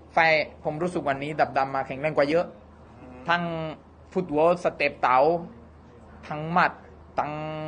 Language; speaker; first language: Thai; non-native, fluent; Spanish